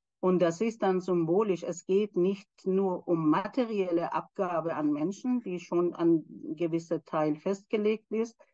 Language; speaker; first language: German; non-native, fluent; Persian